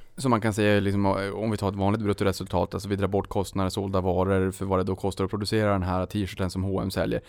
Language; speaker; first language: Swedish; native; Swedish